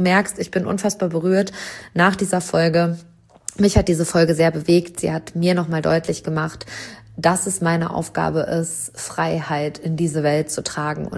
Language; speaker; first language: German; native; German